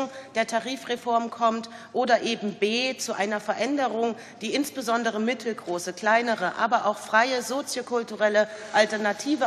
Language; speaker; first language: German; native; German